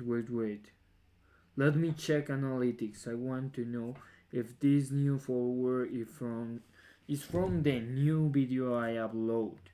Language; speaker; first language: English; non-native, fluent; Spanish